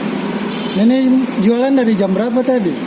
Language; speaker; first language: Malay; native; Malay